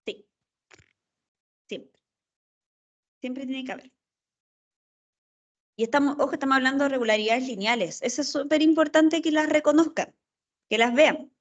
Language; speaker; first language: Spanish; native; Spanish